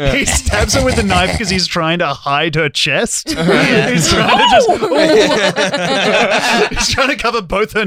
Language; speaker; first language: English; native; English